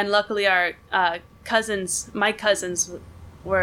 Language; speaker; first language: English; native; English